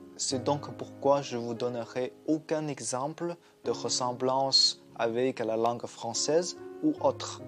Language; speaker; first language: French; non-native, fluent; Chinese